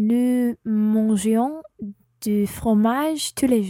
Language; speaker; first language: French; non-native, learner; English